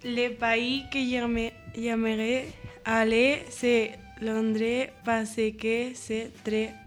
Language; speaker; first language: French; non-native, learner; Spanish